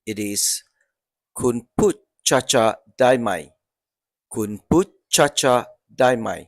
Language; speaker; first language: Thai; non-native, learner; English